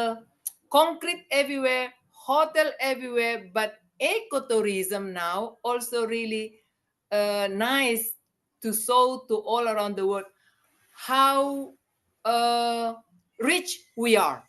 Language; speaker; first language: English; non-native, learner; Indonesian